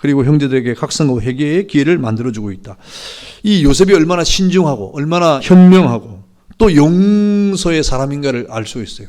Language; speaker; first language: Korean; native; Korean